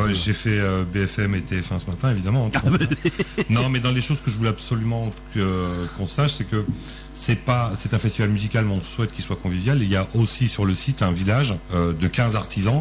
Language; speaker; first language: French; native; French